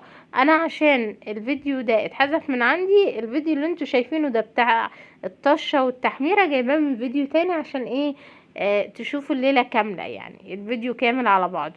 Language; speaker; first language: Arabic; native; Arabic